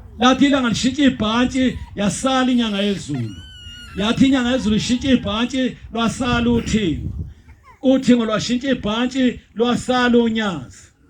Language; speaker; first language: Zulu; native; Zulu